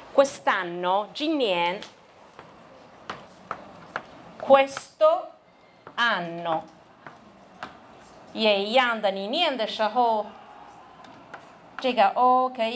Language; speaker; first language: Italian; non-native, fluent; Chinese